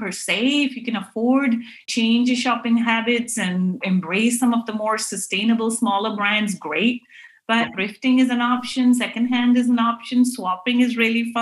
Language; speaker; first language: English; non-native, local second language; Urdu